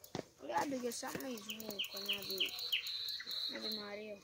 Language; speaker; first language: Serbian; non-native, learner; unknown